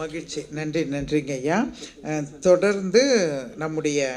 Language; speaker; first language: Tamil; native; Tamil